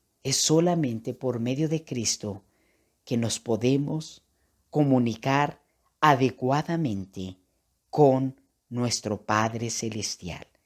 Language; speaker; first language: Spanish; native; Spanish